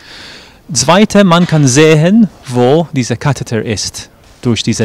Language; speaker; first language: German; non-native, fluent; English